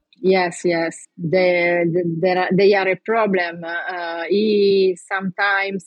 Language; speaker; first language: English; non-native, learner; Italian